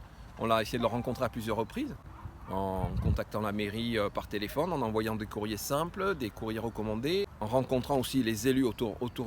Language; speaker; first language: French; native; French